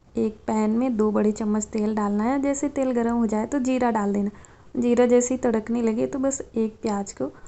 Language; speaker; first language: Hindi; native; Hindi